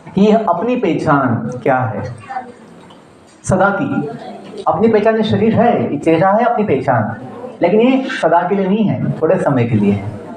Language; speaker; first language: Hindi; non-native, local second language; Marathi